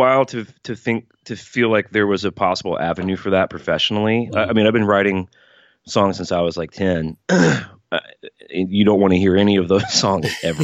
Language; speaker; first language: English; native; English